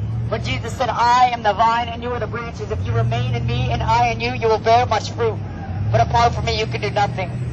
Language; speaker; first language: English; native; English